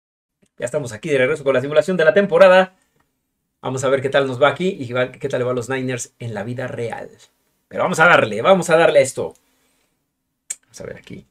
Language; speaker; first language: Spanish; native; Spanish